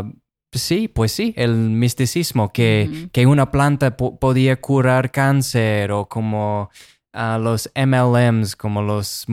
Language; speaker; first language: Spanish; non-native, fluent; English